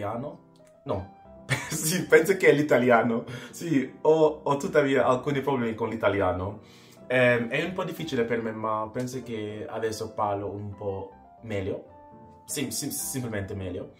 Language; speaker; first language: Italian; non-native, learner; English